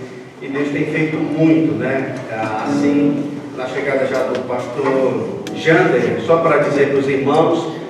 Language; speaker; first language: Portuguese; native; Portuguese